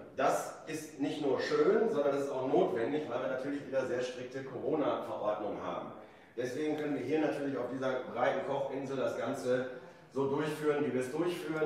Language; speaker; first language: German; native; German